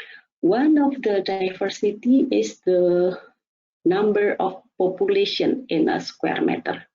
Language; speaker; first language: English; non-native, fluent; Indonesian